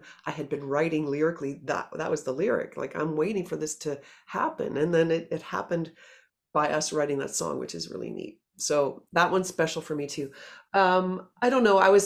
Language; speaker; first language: English; native; English